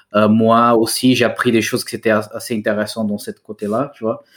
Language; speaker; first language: French; non-native, fluent; Portuguese